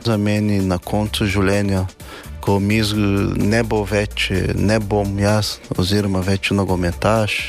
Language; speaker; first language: Slovenian; non-native, learner; Portuguese